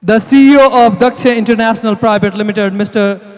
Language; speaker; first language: English; non-native, local second language; Nepali